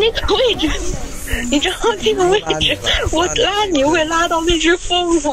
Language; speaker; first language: Chinese; native; Chinese